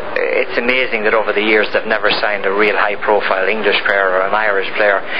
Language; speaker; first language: English; native; English